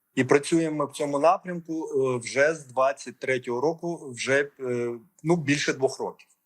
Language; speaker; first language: Ukrainian; native; Ukrainian